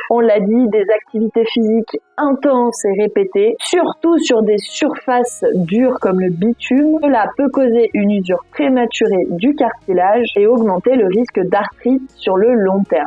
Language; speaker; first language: French; native; French